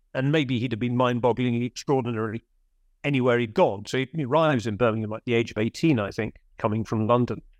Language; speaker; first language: English; native; English